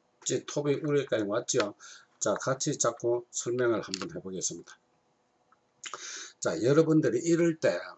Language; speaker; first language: Korean; native; Korean